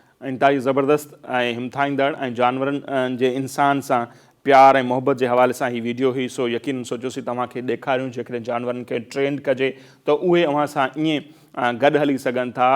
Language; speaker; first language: Sindhi; native; Sindhi